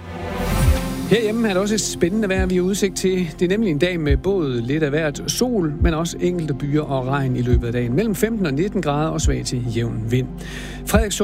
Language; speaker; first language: Danish; native; Danish